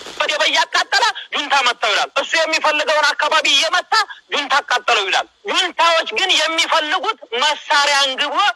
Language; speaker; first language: Amharic; native; Amharic